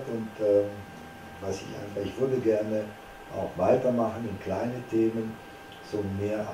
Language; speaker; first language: German; non-native, fluent; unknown